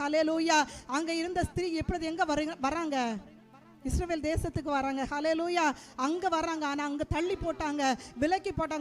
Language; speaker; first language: Tamil; native; Tamil